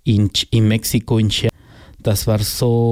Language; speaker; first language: German; non-native, learner; Spanish